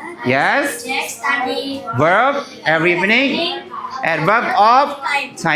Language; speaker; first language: English; non-native, learner; Indonesian